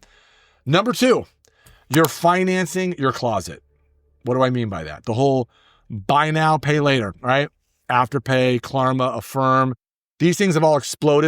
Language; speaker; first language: English; native; English